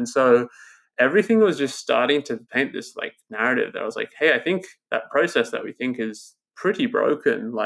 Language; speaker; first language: English; native; English